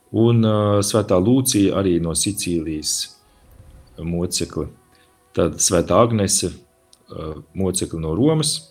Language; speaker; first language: Latvian; native; Latvian